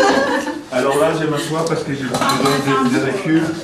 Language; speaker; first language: French; native; French